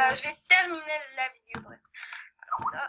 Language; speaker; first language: French; native; French